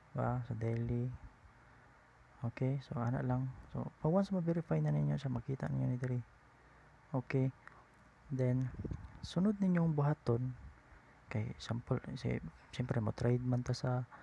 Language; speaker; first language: Cebuano; native; Cebuano